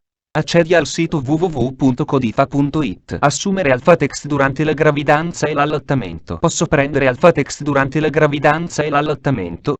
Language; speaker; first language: Italian; native; Italian